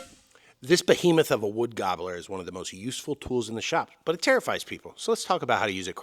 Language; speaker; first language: English; native; English